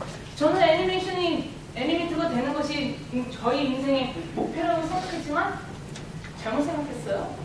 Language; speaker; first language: Korean; early bilingual, heritage; Korean